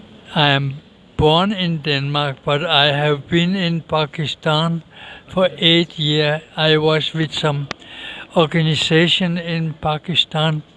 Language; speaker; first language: English; non-native, learner; Danish